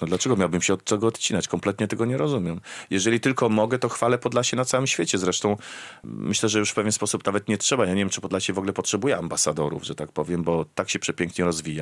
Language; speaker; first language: Polish; native; Polish